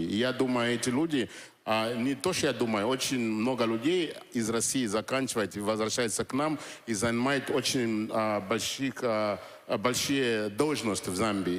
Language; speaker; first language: Russian; non-native, fluent; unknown